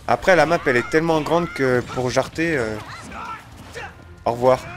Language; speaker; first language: French; native; French